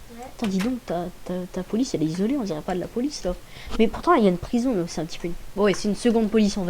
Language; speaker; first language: French; native; French